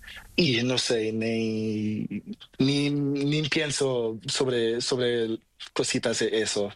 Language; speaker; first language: Spanish; non-native, learner; Portuguese